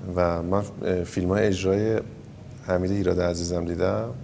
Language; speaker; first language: Persian; native; Persian